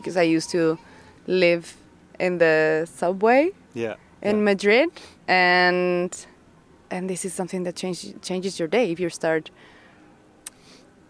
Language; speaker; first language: English; non-native, fluent; Spanish